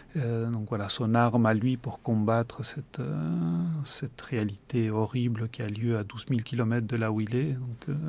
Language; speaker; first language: French; early bilingual, other home language; Spanish